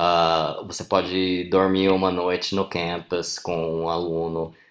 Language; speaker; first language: Portuguese; non-native, fluent; English